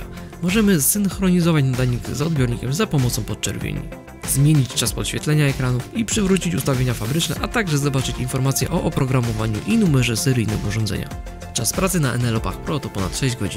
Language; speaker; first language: Polish; native; Polish